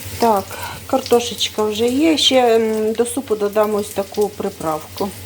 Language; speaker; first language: Ukrainian; non-native, local second language; Russian